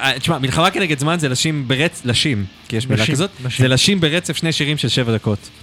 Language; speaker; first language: Hebrew; early bilingual, other home language; Hungarian